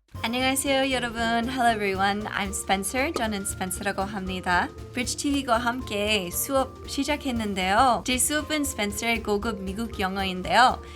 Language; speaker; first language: Korean; non-native, fluent; English